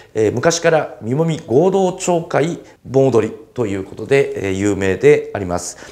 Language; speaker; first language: Japanese; native; Japanese